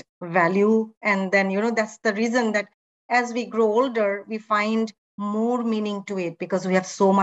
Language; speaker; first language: English; non-native, local second language; Bangla